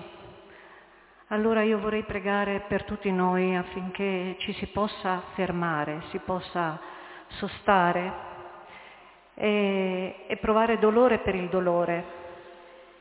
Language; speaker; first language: Italian; native; Italian